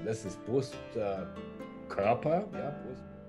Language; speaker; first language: German; non-native, learner; English